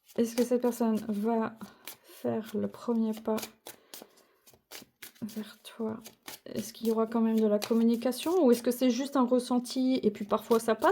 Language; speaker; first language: French; native; French